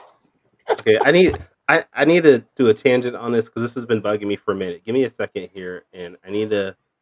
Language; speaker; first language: English; native; English